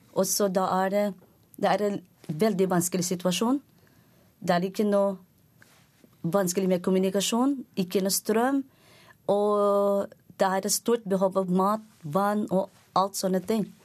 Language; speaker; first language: Norwegian; non-native, fluent; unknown